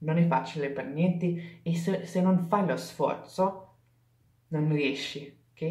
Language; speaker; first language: Italian; non-native, fluent; English